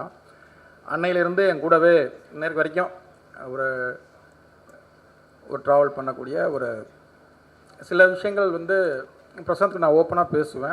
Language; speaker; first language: Tamil; native; Tamil